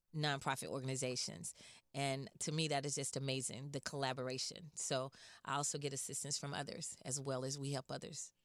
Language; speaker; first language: English; native; English